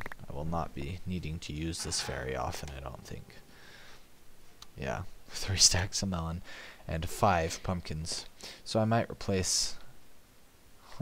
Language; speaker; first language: English; native; English